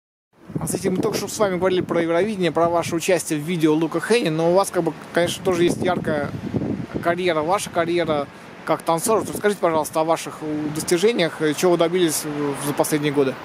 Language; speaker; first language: Russian; native; Russian